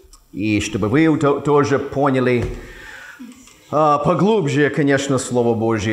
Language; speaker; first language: Russian; non-native, fluent; English